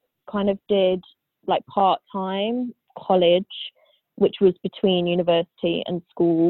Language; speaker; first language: English; native; English